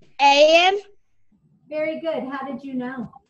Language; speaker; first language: English; native; English